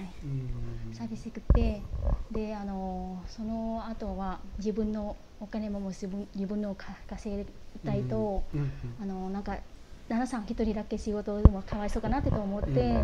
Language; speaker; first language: Japanese; non-native, learner; Vietnamese